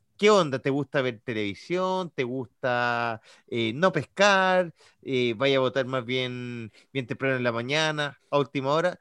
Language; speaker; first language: Spanish; native; Spanish